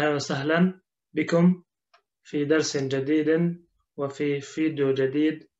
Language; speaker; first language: Arabic; non-native, fluent; Turkish